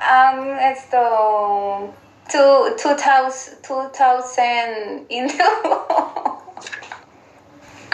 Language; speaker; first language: English; non-native, learner; Spanish